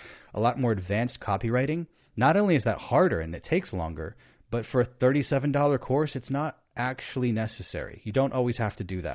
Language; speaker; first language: English; native; English